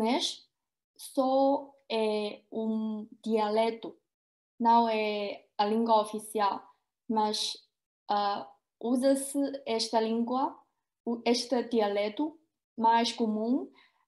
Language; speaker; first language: Portuguese; non-native, fluent; Chinese